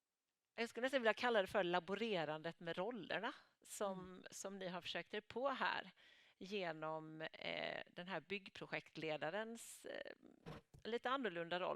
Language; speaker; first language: Swedish; native; Swedish